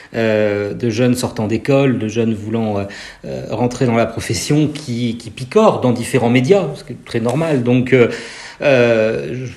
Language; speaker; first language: French; native; French